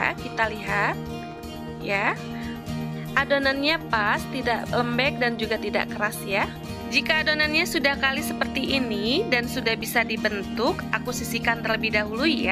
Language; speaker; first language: Indonesian; native; Indonesian